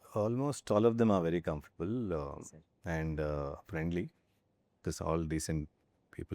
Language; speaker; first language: Telugu; native; Telugu